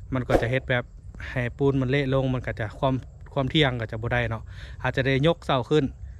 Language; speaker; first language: Lao; native; Lao